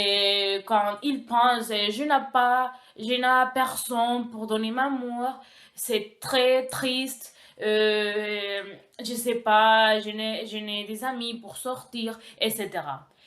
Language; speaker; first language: French; non-native, learner; Spanish